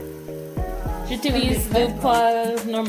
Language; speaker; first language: French; non-native, learner; English